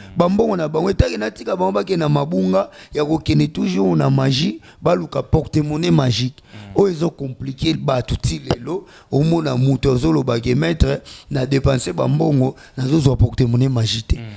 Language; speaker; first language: Lingala; non-native, local second language; Kongo